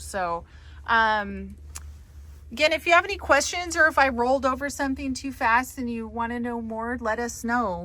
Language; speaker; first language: English; native; English